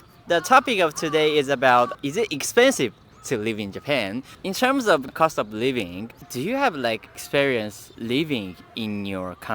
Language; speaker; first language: English; non-native, fluent; Japanese